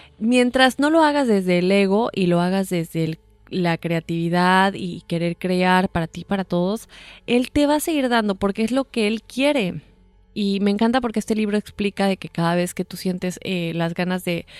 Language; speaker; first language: Spanish; native; Spanish